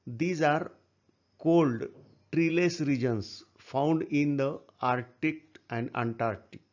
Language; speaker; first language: English; non-native, local second language; Marathi